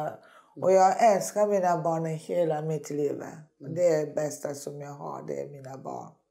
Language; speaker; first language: Swedish; non-native, learner; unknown